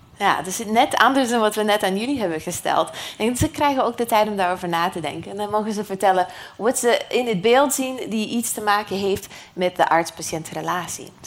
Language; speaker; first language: Dutch; non-native, fluent; English